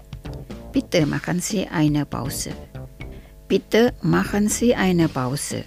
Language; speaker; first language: German; non-native, fluent; Indonesian